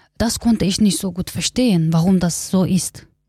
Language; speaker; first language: German; non-native, learner; Kurdish